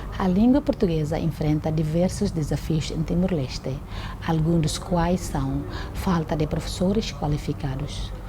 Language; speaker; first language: Portuguese; non-native, local second language; Tetum